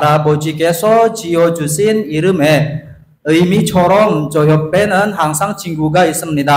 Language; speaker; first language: Korean; non-native, fluent; Indonesian